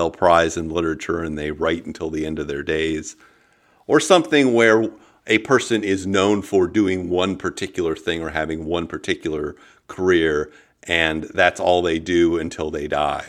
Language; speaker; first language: English; native; English